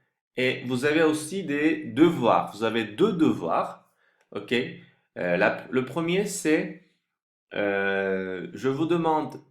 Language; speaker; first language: French; non-native, fluent; Turkish